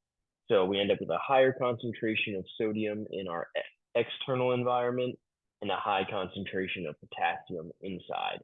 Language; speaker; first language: English; native; English